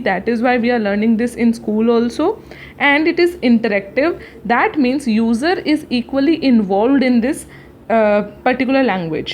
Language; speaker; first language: English; non-native, local second language; Hindi